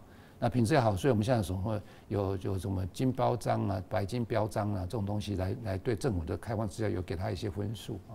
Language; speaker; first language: Chinese; native; Chinese